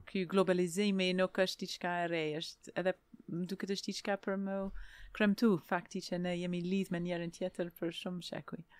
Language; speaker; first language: Albanian; non-native, fluent; English